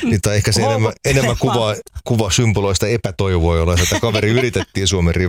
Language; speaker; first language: Finnish; native; Finnish